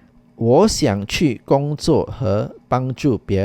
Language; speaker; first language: Chinese; non-native, fluent; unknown